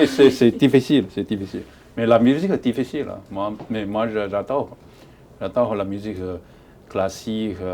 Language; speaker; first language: French; non-native, learner; Chinese